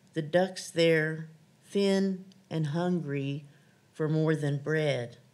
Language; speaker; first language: English; native; English